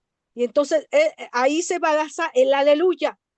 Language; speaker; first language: Spanish; native; Spanish